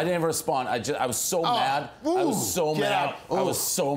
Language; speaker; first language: English; native; English